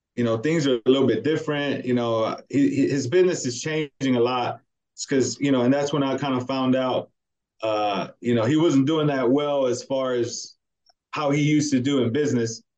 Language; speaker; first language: English; early bilingual, other home language; Spanish